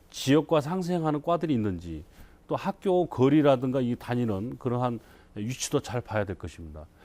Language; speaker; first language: Korean; native; Korean